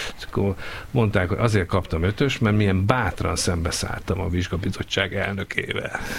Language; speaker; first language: Hungarian; native; Hungarian